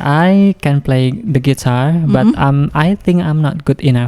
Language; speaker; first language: English; non-native, fluent; Indonesian